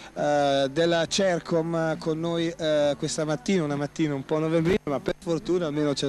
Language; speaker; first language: Italian; native; Italian